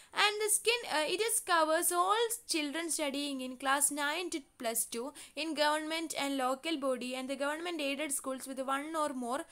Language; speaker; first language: English; non-native, local second language; Malayalam